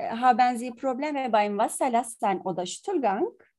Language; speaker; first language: German; non-native, learner; Turkish